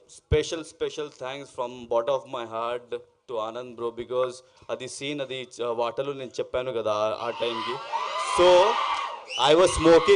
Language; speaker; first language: Telugu; non-native, local second language; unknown